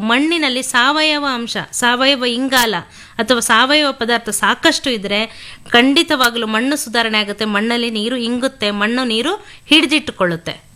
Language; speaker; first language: Kannada; native; Kannada